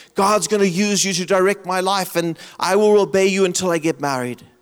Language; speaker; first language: English; native; English